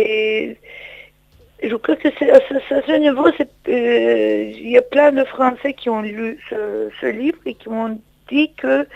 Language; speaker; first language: French; non-native, fluent; Turkish